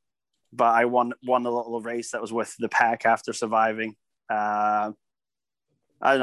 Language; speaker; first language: English; native; English